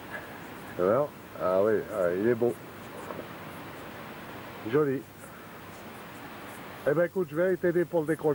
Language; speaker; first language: French; native; French